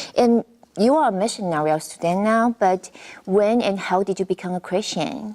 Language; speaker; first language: English; non-native, fluent; Chinese